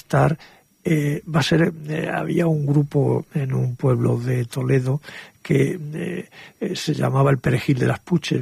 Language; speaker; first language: Spanish; native; Spanish